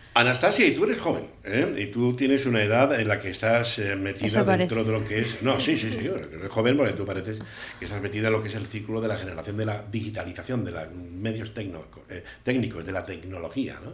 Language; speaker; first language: Spanish; native; Spanish